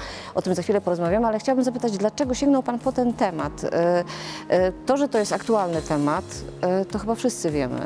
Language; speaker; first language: Polish; native; Polish